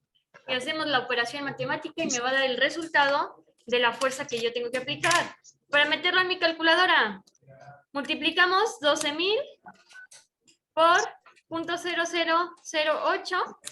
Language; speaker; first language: Spanish; native; Spanish